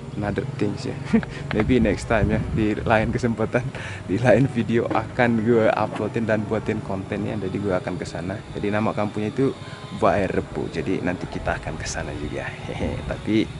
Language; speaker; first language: Indonesian; native; Indonesian